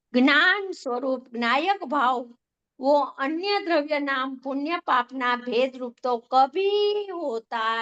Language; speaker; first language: Hindi; non-native, local second language; Gujarati